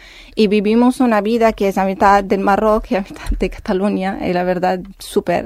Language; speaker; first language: Spanish; non-native, fluent; Arabic